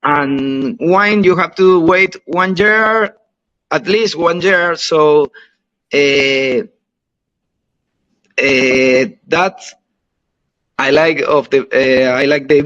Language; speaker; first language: English; non-native, learner; Spanish